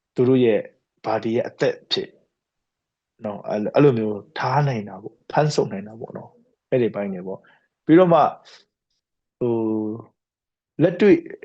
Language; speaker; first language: Burmese; non-native, local second language; Hakha Chin